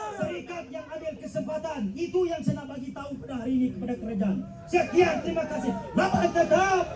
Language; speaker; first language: Malay; non-native, local second language; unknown